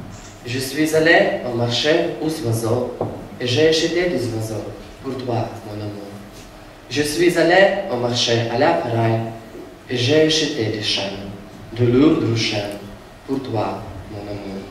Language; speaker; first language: French; non-native, learner; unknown